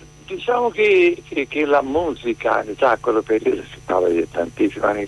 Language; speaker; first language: Italian; non-native, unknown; Portuguese